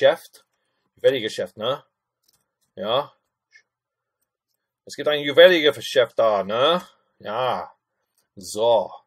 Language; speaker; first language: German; non-native, fluent; English